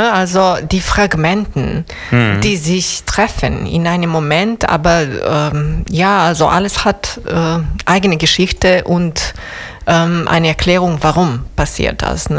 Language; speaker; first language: German; non-native, fluent; Serbian